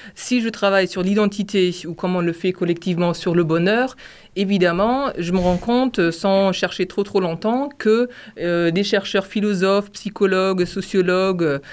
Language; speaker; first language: French; non-native, fluent; German